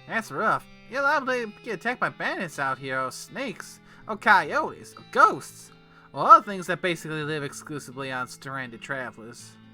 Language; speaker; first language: English; native; English